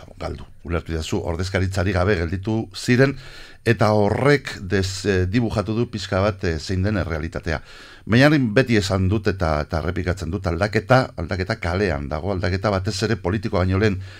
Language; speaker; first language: Basque; non-native, local second language; Spanish